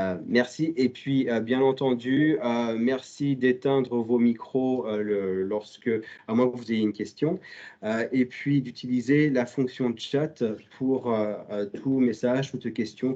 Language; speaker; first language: French; native; French